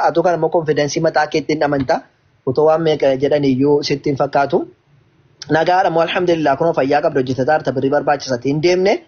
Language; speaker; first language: Oromo; native; Oromo